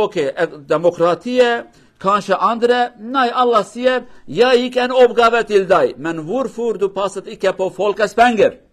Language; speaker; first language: Norwegian; non-native, learner; Kurdish